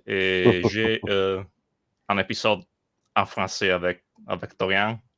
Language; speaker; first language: French; non-native, learner; Italian